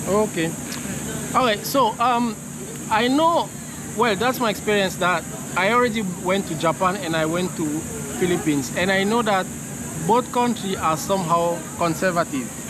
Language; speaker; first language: English; non-native, learner; French